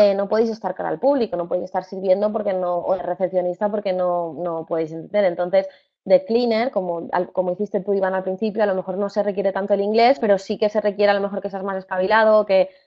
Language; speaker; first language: Spanish; native; Spanish